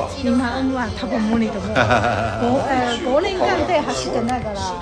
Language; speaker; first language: Japanese; non-native, fluent; Chinese